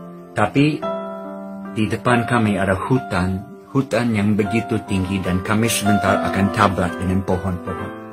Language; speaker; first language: Indonesian; non-native, fluent; English